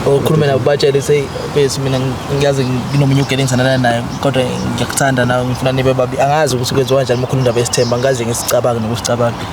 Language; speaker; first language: Zulu; native; Zulu